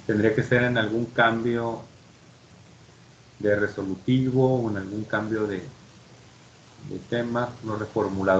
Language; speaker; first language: Spanish; native; Spanish